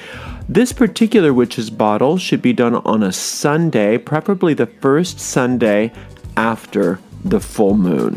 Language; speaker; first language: English; native; English